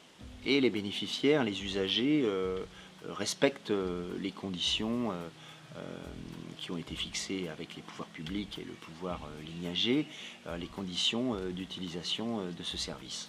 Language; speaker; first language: French; native; French